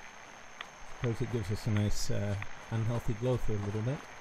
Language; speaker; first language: English; native; English